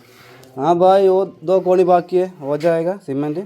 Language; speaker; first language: Hindi; non-native, local second language; Malayalam